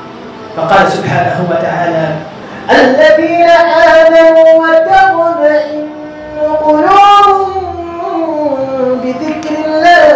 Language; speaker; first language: Arabic; native; Arabic